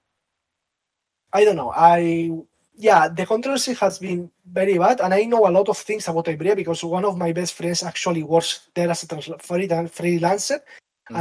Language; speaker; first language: English; non-native, fluent; Catalan